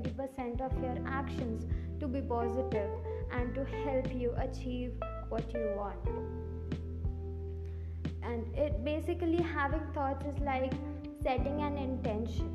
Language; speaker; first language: English; non-native, local second language; Hindi